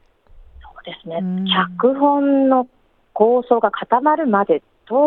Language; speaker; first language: Japanese; native; Japanese